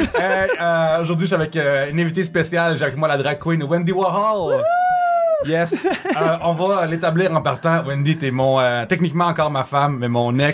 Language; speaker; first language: French; native; French